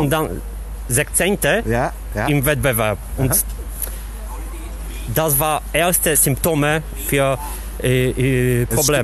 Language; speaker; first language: German; non-native, learner; Polish